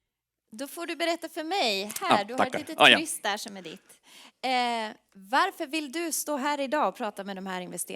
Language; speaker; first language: Swedish; native; Swedish